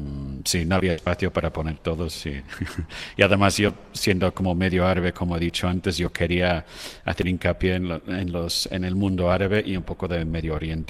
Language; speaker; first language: Spanish; non-native, fluent; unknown